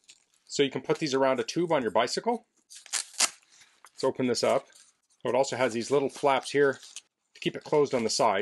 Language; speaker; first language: English; native; English